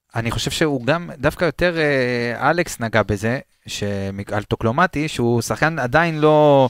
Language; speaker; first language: Hebrew; native; Hebrew